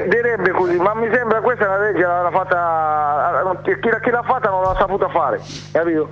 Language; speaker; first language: Italian; non-native, fluent; Arabic